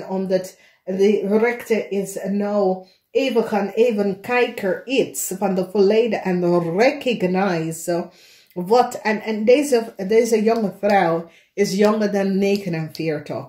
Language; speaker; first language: Dutch; non-native, fluent; English